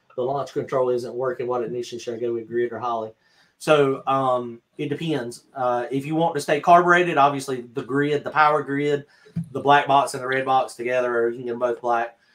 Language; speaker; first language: English; native; English